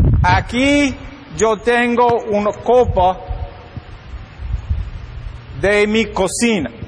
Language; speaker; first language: Spanish; non-native, learner; English